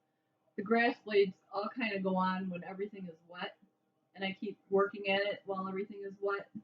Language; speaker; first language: English; native; English